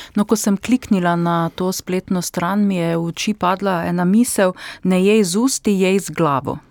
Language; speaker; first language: Slovenian; native; Slovenian